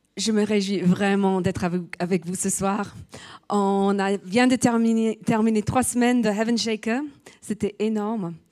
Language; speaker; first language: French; non-native, fluent; English